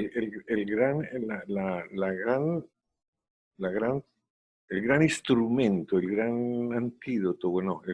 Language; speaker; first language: Spanish; native; Spanish